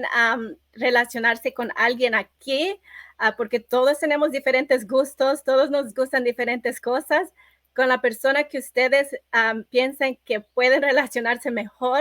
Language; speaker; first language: Spanish; early bilingual, other home language; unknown